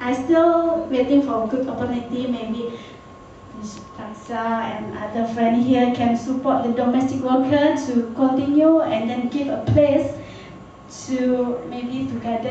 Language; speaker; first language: English; non-native, learner; Indonesian